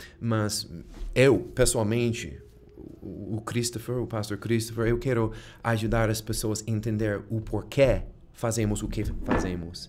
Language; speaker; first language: Portuguese; non-native, fluent; English